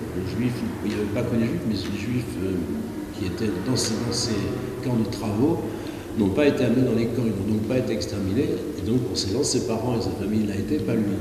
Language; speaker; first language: French; native; French